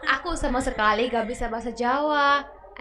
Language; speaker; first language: Indonesian; early bilingual, other home language; Bangla